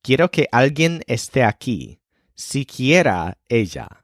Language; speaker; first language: Spanish; non-native, fluent; English